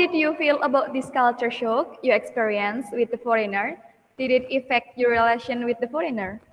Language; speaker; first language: English; non-native, learner; Indonesian